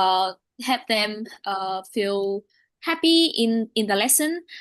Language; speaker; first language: English; non-native, learner; Vietnamese